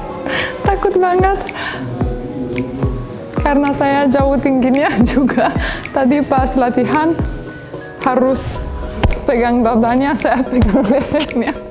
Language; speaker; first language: Indonesian; non-native, fluent; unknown